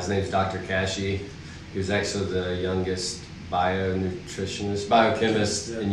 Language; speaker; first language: English; native; English